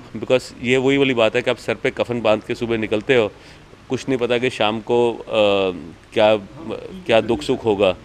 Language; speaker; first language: Hindi; native; Hindi